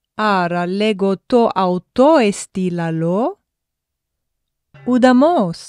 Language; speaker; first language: Greek; non-native, fluent; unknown